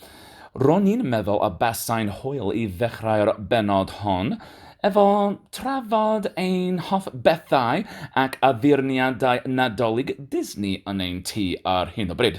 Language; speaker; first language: Welsh; non-native, learner; English